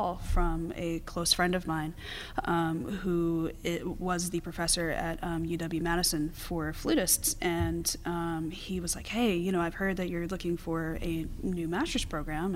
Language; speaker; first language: English; native; English